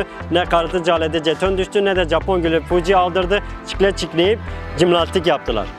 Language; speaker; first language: Turkish; native; Turkish